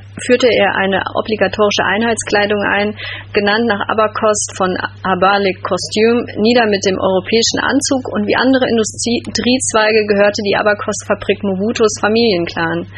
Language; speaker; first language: German; native; German